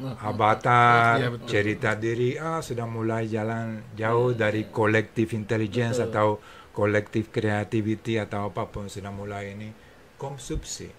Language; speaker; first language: Indonesian; non-native, fluent; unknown